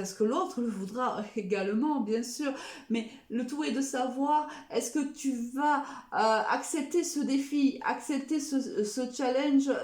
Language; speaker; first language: French; native; French